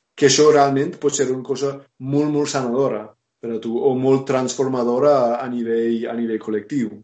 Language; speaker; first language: Catalan; non-native, fluent; English